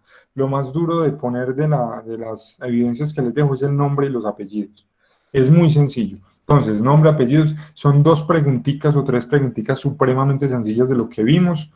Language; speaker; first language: Spanish; native; Spanish